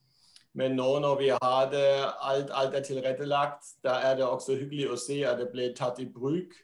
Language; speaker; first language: Norwegian; non-native, fluent; German